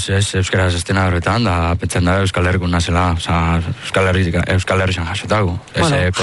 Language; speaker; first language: Basque; native; Basque